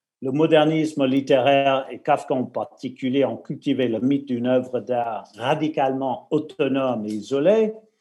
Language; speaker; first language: French; non-native, fluent; English